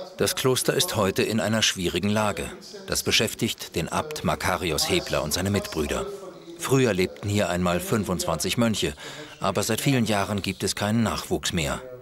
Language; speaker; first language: German; native; German